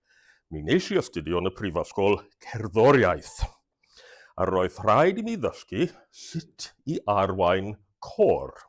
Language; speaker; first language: Welsh; non-native, fluent; English